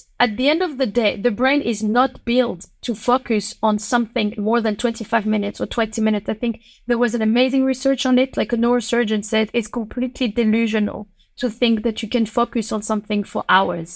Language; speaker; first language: English; non-native, fluent; French